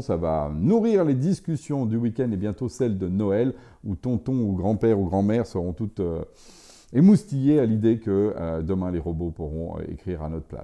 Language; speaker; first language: French; native; French